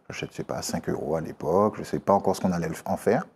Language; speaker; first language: French; native; French